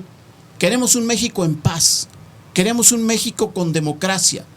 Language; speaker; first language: Spanish; native; Spanish